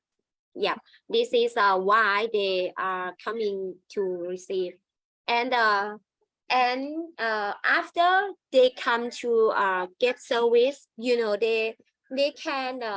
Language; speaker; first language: English; non-native, learner; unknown